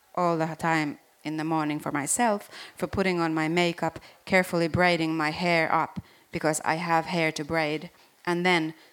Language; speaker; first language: English; non-native, fluent; Finnish